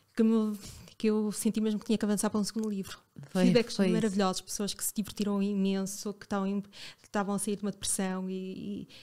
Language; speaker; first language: Portuguese; native; Portuguese